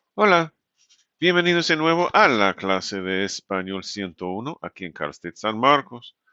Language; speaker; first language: Spanish; non-native, fluent; English